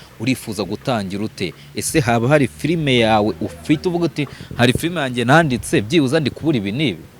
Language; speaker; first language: Kinyarwanda; native; Kinyarwanda